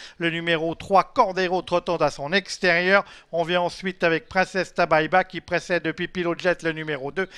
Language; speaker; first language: French; native; French